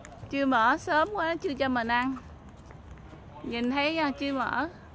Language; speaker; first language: Vietnamese; native; Vietnamese